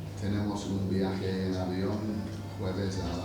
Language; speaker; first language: Spanish; non-native, fluent; English